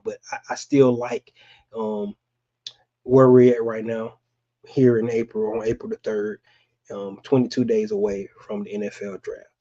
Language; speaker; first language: English; native; English